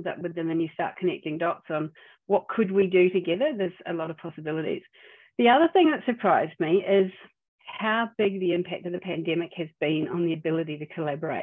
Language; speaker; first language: English; native; English